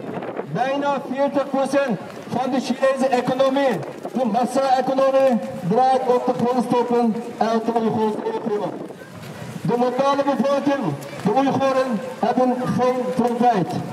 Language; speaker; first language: Dutch; non-native, fluent; Uyghur